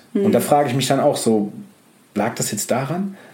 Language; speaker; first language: German; native; German